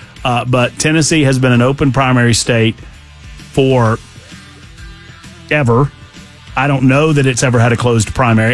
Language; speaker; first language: English; native; English